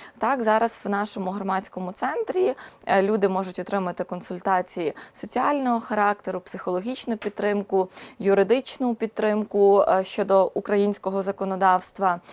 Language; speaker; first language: Ukrainian; native; Ukrainian